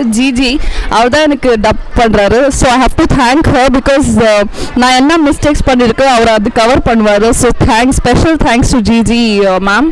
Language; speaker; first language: Tamil; non-native, fluent; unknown